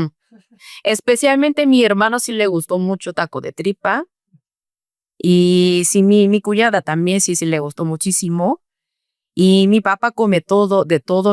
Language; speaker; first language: Spanish; non-native, fluent; Korean